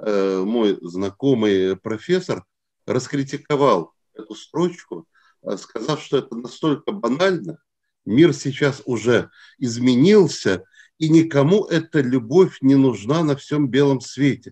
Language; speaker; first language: Russian; native; Russian